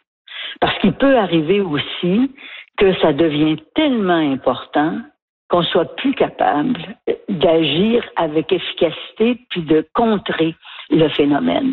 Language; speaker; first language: French; native; French